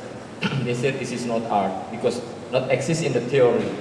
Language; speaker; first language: English; non-native, learner; Indonesian